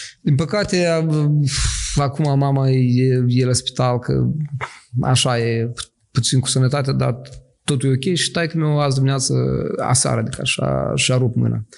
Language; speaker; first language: Romanian; native; Romanian